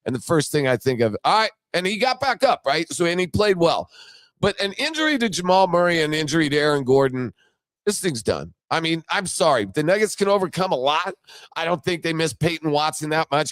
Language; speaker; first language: English; native; English